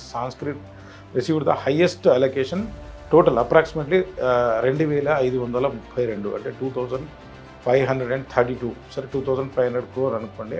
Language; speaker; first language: Telugu; native; Telugu